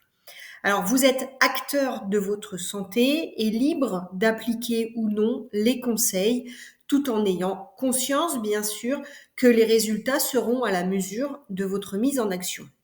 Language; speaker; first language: French; native; French